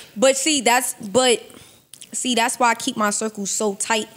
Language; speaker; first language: English; native; English